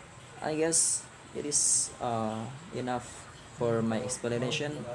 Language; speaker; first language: English; non-native, learner; Indonesian